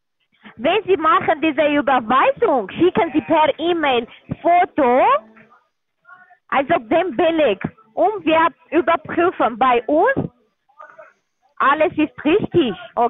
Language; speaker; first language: German; non-native, learner; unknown